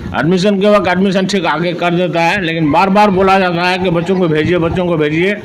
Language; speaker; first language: Hindi; non-native, local second language; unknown